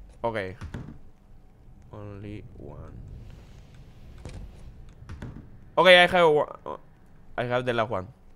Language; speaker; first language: English; non-native, learner; Spanish